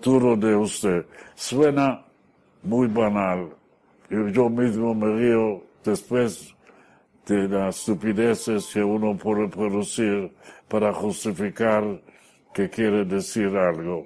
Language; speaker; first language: Spanish; non-native, fluent; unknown